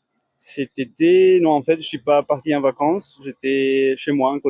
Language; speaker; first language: French; non-native, fluent; Spanish